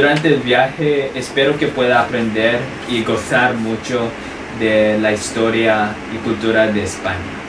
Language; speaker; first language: Spanish; non-native, fluent; English